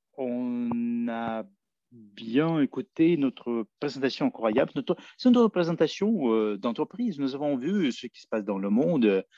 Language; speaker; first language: French; non-native, fluent; Spanish